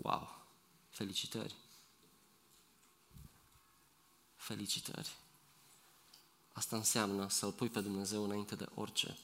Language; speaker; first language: Romanian; native; Romanian